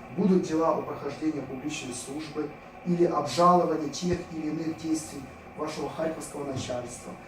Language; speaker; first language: Russian; native; Russian